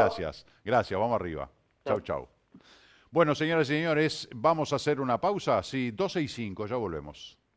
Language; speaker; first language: Spanish; native; Spanish